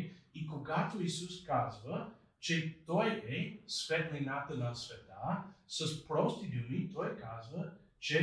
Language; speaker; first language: Bulgarian; non-native, fluent; English